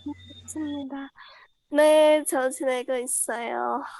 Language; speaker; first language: Korean; non-native, learner; Indonesian